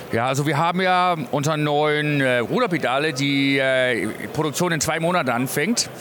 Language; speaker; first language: German; non-native, fluent; English